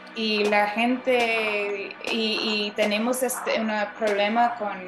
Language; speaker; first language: Spanish; non-native, fluent; English